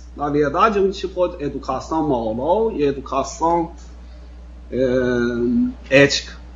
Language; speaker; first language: Portuguese; non-native, fluent; Chinese